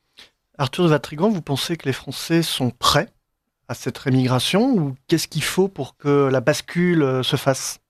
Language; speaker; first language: French; native; French